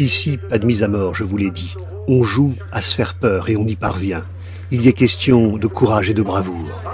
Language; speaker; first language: French; native; French